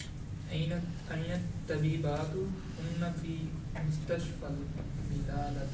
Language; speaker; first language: Arabic; non-native, learner; Urdu